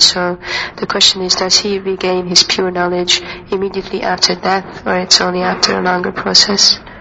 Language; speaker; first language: English; non-native, fluent; Hungarian